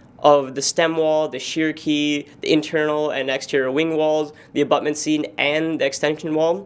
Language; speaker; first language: English; native; English